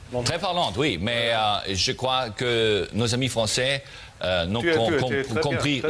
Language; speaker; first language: French; non-native, learner; German